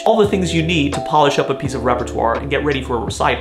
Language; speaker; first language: English; native; English